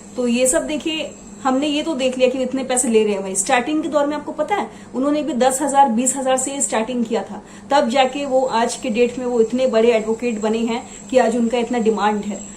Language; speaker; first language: Hindi; non-native, local second language; Assamese